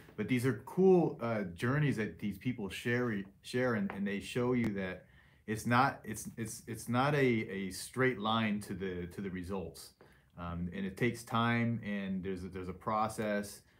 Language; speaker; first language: English; native; English